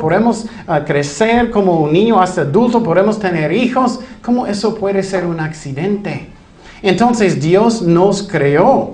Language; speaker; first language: Spanish; non-native, fluent; English